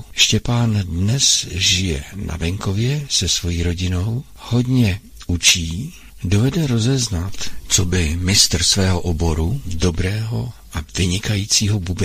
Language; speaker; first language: Czech; native; Czech